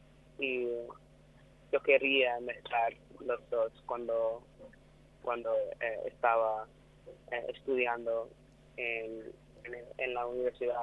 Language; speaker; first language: Spanish; non-native, learner; English